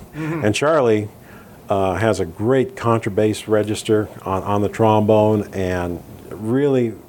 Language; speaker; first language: English; native; English